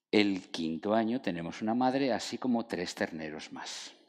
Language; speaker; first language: Spanish; native; Spanish